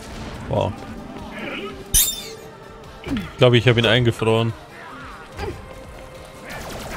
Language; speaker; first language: German; native; German